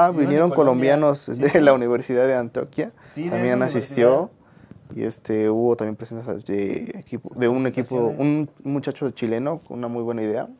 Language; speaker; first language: Spanish; native; Spanish